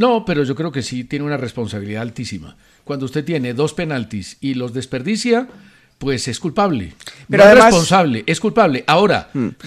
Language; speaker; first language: Spanish; native; Spanish